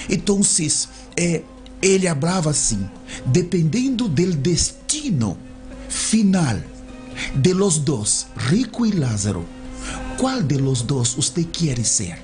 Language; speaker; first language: Spanish; non-native, learner; Portuguese